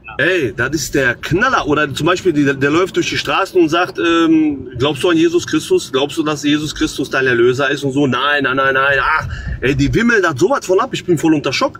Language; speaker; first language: German; early bilingual, other home language; Croatian